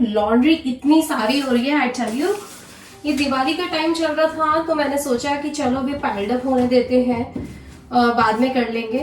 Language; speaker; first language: Hindi; native; Hindi